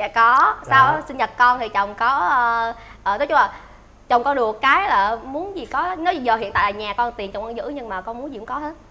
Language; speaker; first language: Vietnamese; native; Vietnamese